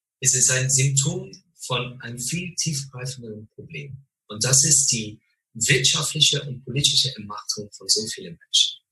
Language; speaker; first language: German; non-native, fluent; English